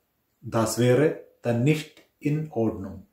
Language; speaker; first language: German; non-native, fluent; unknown